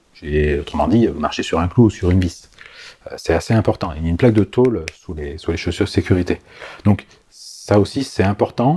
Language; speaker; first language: French; native; French